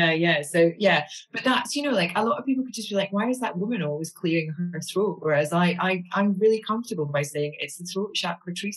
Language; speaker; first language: English; native; English